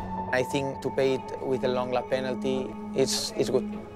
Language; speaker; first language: English; non-native, fluent; Spanish